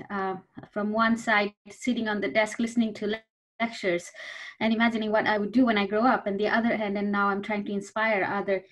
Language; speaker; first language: English; non-native, local second language; Bangla